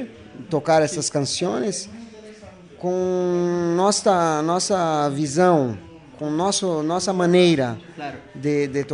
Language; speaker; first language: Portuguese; non-native, learner; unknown